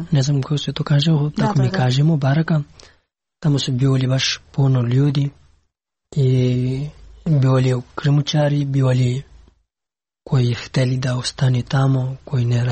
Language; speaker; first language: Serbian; non-native, learner; Pashto